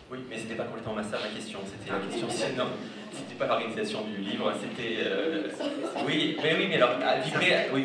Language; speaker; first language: French; native; French